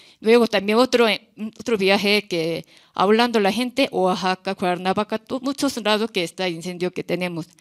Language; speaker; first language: Spanish; non-native, learner; Korean